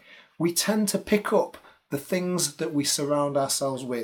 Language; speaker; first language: English; native; English